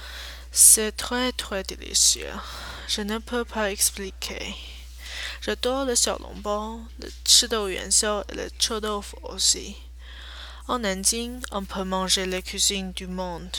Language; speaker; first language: French; non-native, learner; Chinese